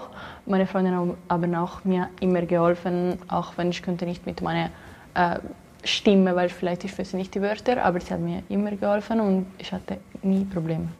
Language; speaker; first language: German; non-native, learner; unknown